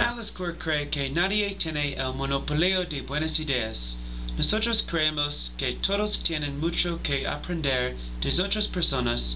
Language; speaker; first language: Spanish; non-native, fluent; English